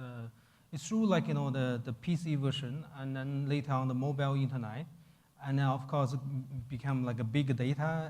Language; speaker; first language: English; non-native, fluent; Chinese